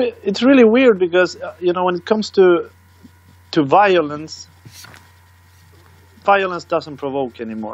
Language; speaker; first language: English; non-native, fluent; Swedish